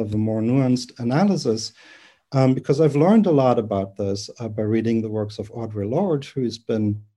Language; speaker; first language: English; non-native, fluent; German